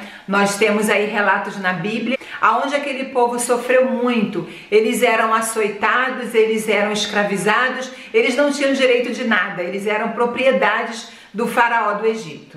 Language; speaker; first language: Portuguese; native; Portuguese